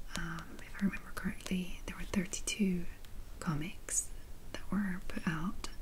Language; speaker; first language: English; native; English